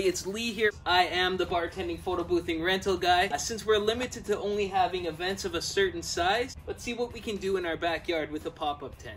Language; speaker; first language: English; native; English